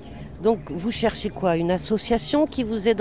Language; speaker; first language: French; native; French